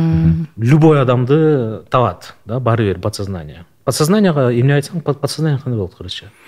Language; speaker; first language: Kyrgyz; non-native, local second language; Russian